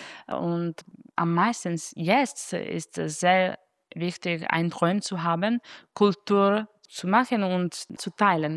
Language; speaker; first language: German; non-native, fluent; Italian